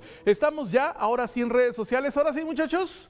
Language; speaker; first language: Spanish; native; Spanish